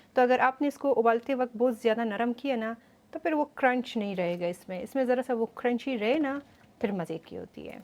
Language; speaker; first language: Urdu; native; Urdu